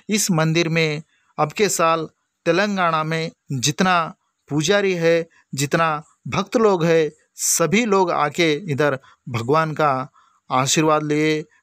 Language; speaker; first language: Hindi; non-native, local second language; Lambadi